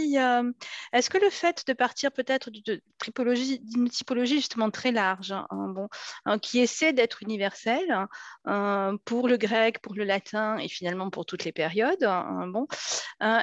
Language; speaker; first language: French; native; French